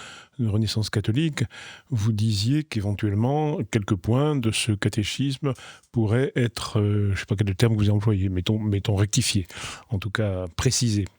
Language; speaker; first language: French; native; French